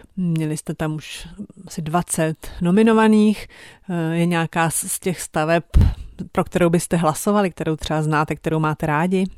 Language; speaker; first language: Czech; native; Czech